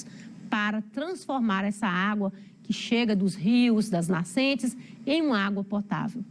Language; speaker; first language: Portuguese; native; Portuguese